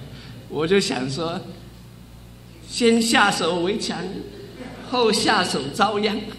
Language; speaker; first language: Chinese; native; Chinese